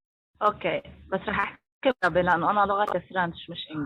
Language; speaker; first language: Arabic; native; Arabic